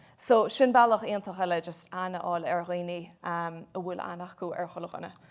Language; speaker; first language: Irish; native; Irish